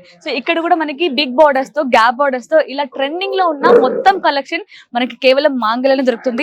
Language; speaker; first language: Telugu; native; Telugu